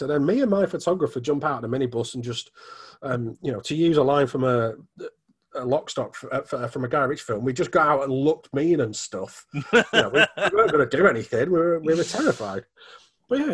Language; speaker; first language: English; native; English